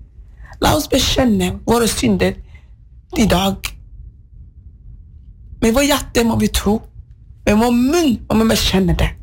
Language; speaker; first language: Norwegian; non-native, fluent; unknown